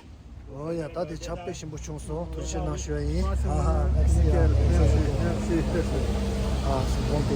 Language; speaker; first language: French; non-native, learner; Tibetan